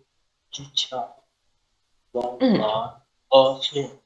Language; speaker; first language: Chinese; non-native, learner; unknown